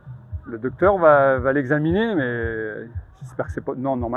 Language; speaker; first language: French; native; French